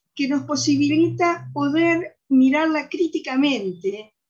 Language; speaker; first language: Spanish; native; Spanish